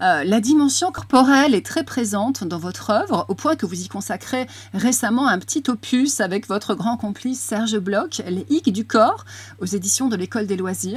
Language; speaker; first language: French; native; French